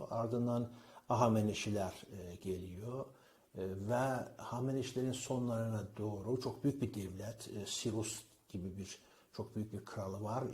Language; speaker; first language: Turkish; non-native, fluent; Persian